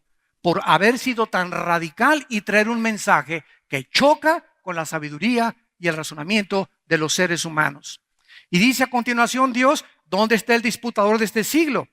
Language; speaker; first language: Spanish; native; Spanish